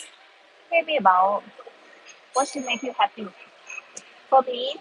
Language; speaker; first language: English; non-native, learner; Thai